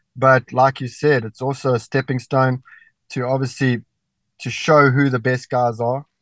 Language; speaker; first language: English; native; English